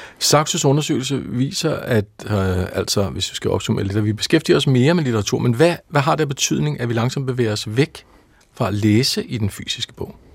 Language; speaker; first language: Danish; native; Danish